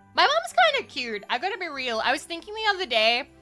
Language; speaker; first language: English; native; English